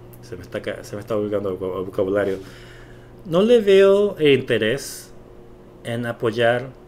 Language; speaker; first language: Spanish; non-native, fluent; Korean